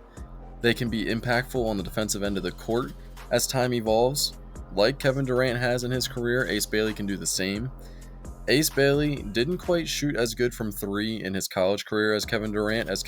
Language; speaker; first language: English; native; English